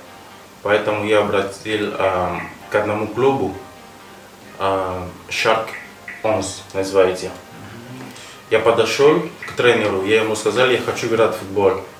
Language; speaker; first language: Russian; non-native, fluent; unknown